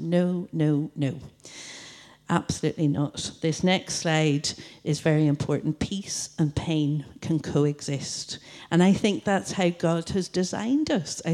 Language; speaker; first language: English; native; English